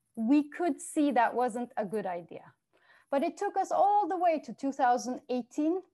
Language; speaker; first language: English; non-native, fluent; Turkish